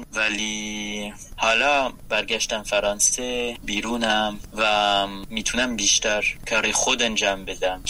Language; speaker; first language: Persian; non-native, fluent; French